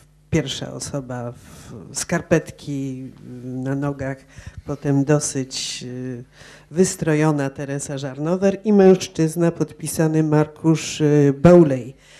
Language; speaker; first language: Polish; native; Polish